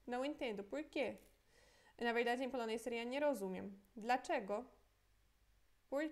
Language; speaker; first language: Portuguese; non-native, fluent; Polish